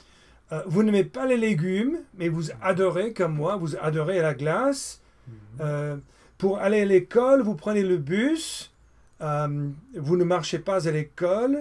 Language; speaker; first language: French; non-native, fluent; English